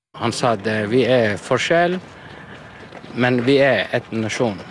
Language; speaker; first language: Norwegian; non-native, learner; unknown